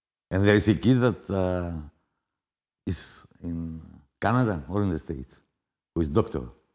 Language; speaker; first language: English; non-native, fluent; Greek